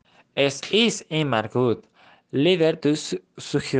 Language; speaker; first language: German; non-native, learner; Spanish